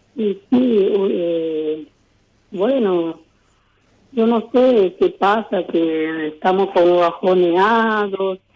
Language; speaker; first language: Spanish; native; Spanish